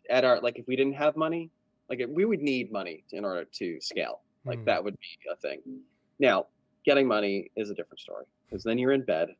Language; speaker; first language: English; native; English